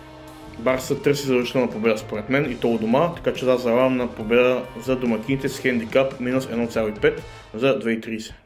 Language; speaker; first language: Bulgarian; native; Bulgarian